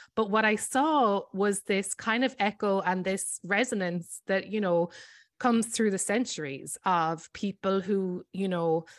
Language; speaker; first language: English; native; English